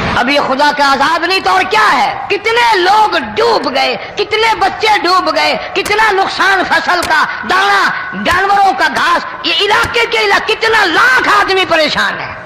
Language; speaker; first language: Urdu; non-native, local second language; Punjabi